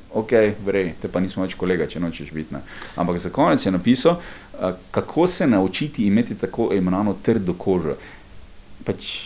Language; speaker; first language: Slovenian; native; Slovenian